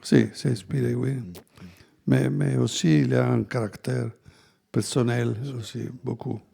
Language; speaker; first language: French; non-native, fluent; Italian